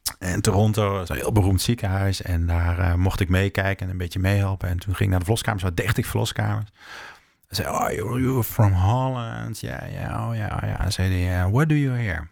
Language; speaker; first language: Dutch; native; Dutch